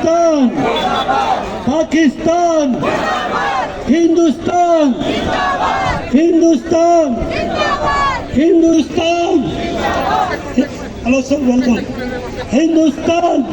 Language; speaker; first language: Hindi; non-native, local second language; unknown